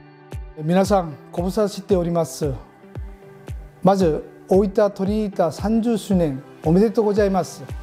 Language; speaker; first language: Japanese; non-native, fluent; Korean